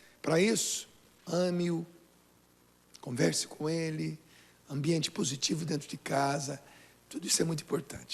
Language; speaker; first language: Portuguese; native; Portuguese